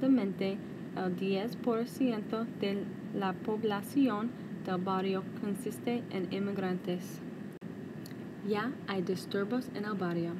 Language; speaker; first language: Spanish; non-native, learner; English